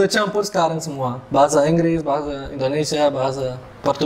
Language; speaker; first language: Indonesian; non-native, learner; Portuguese